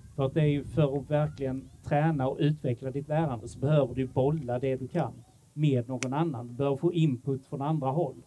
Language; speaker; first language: Swedish; native; Swedish